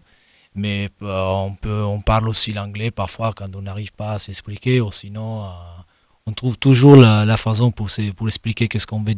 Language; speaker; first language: French; non-native, fluent; Italian